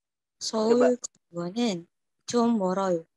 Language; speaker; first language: Korean; non-native, learner; Indonesian